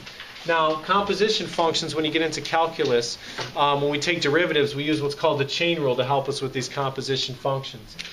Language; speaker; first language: English; native; English